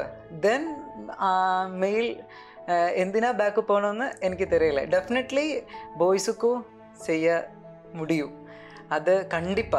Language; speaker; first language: Tamil; non-native, learner; Malayalam